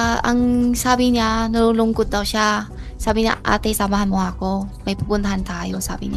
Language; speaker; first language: Filipino; non-native, learner; Chinese